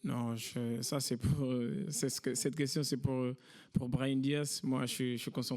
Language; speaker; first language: French; non-native, fluent; Portuguese